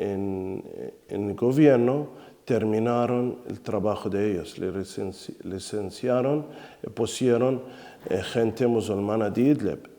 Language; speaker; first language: Spanish; non-native, fluent; Arabic